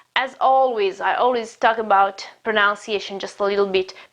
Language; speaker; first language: English; non-native, fluent; Italian